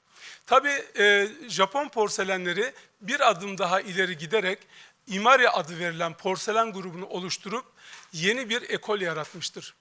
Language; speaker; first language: Turkish; native; Turkish